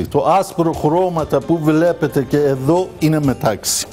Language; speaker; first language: Greek; non-native, learner; Persian